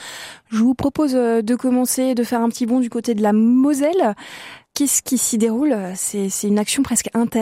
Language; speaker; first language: French; native; French